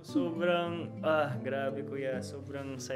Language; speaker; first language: Filipino; early bilingual, heritage; English